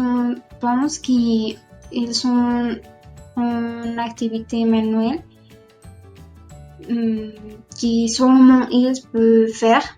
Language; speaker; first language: French; non-native, learner; Spanish